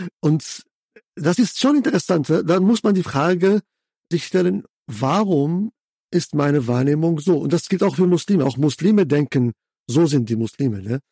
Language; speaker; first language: German; non-native, fluent; Arabic